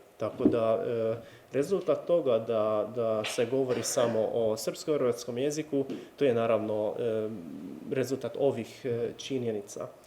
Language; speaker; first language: Bosnian; non-native, fluent; Hungarian